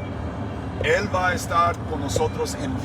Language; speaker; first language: Spanish; non-native, fluent; English